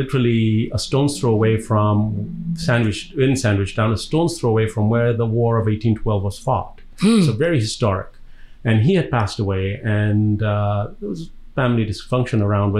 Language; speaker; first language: English; non-native, local second language; Gujarati